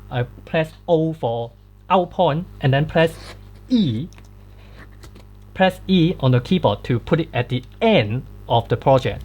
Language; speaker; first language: English; non-native, fluent; Cantonese